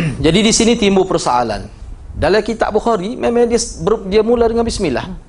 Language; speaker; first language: Malay; native; Malay